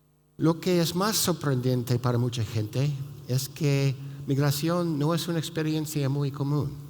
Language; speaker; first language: Spanish; non-native, fluent; English